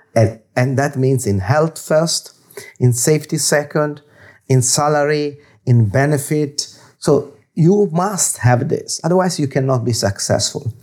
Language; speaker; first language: English; non-native, fluent; Italian